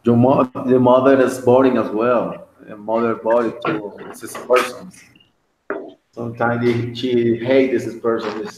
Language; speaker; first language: English; non-native, learner; Spanish